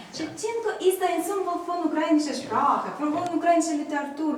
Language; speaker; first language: German; non-native, learner; Ukrainian